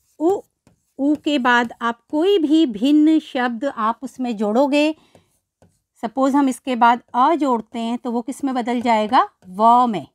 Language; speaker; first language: Hindi; native; Hindi